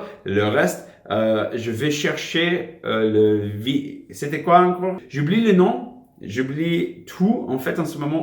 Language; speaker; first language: French; non-native, fluent; English